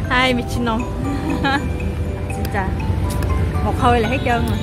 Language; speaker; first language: Korean; non-native, learner; Vietnamese